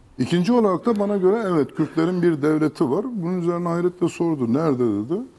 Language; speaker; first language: Turkish; non-native, local second language; Kurdish